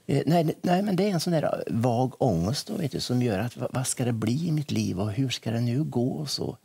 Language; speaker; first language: Swedish; native; Swedish